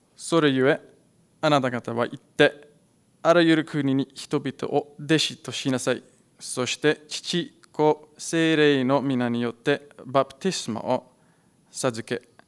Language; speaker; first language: Japanese; non-native, learner; Afrikaans